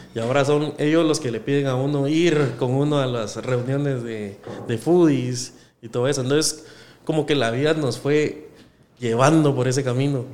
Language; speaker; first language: Spanish; native; Spanish